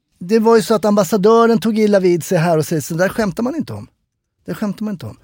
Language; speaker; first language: Swedish; native; Swedish